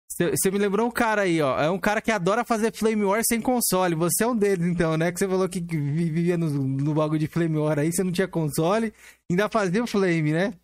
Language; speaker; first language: Portuguese; native; Portuguese